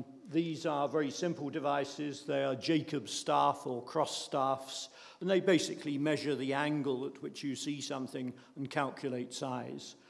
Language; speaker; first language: English; native; English